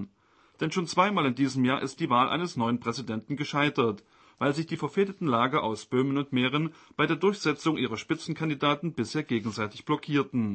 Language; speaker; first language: German; native; German